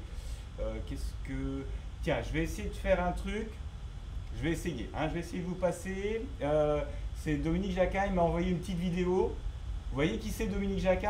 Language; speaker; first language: French; native; French